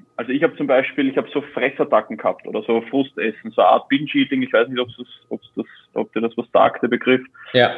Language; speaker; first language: German; native; German